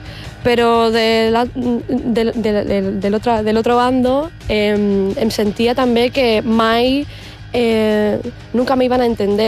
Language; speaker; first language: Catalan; early bilingual, other home language; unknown